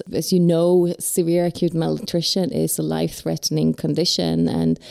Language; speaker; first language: English; non-native, fluent; Swedish